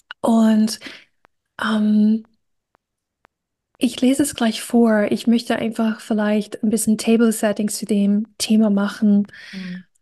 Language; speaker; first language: German; non-native, fluent; English